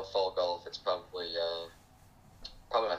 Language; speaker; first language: English; native; English